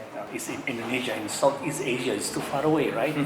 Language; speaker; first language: English; non-native, learner; Indonesian